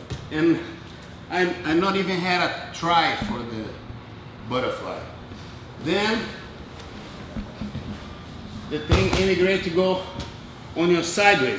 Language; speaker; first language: English; non-native, fluent; Portuguese